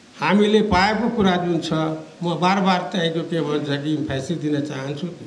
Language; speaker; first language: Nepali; non-native, local second language; Maithili